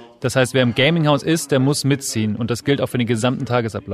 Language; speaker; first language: German; native; German